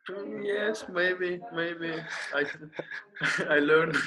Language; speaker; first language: English; non-native, learner; Russian